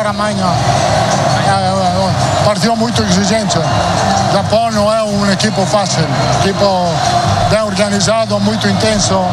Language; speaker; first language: Portuguese; non-native, learner; Italian